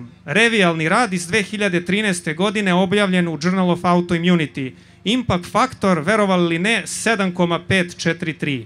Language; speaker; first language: Serbian; native; Serbian